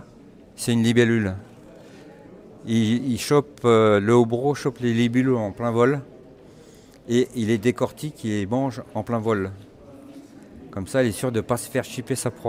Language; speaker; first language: French; native; French